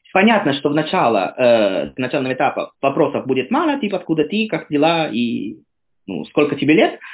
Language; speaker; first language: Russian; non-native, fluent; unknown